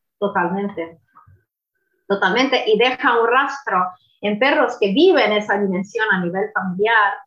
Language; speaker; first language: Spanish; non-native, fluent; Italian